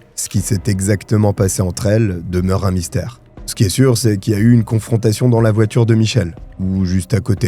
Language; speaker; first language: French; native; French